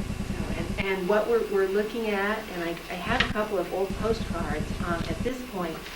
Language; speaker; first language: English; native; English